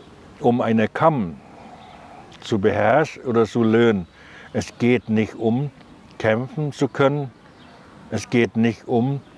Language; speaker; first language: German; non-native, learner; Thai